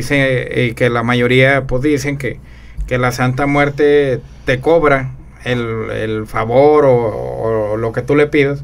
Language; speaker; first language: Spanish; native; Spanish